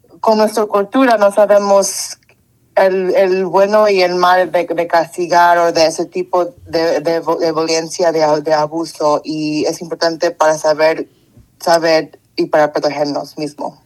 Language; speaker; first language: Spanish; early bilingual, heritage; Spanish